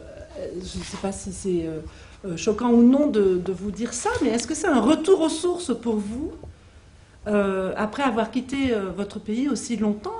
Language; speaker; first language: French; native; French